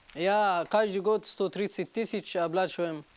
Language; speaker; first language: Russian; non-native, learner; Arabic